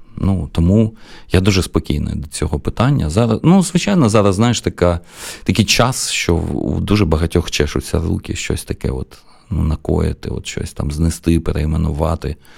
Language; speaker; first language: Ukrainian; non-native, local second language; Russian